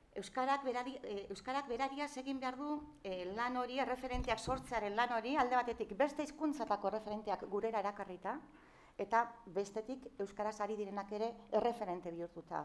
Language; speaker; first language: Basque; native; Basque